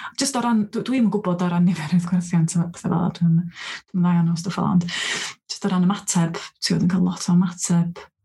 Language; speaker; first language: Welsh; native; Welsh